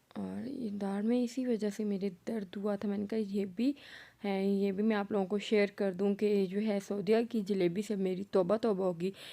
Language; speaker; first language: Urdu; non-native, local second language; Punjabi